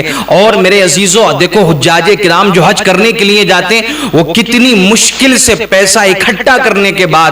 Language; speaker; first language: Urdu; native; Urdu